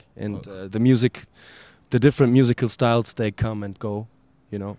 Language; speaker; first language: English; non-native, fluent; German